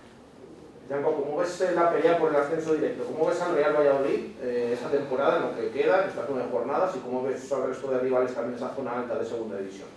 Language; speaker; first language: Spanish; native; Spanish